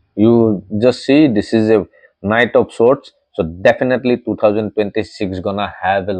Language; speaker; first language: English; non-native, local second language; Assamese